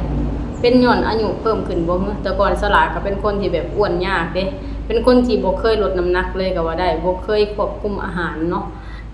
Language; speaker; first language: Thai; non-native, local second language; Lao